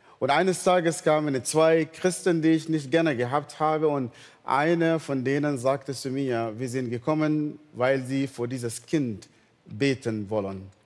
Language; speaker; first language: German; non-native, fluent; Arabic